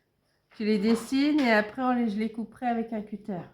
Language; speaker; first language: French; native; French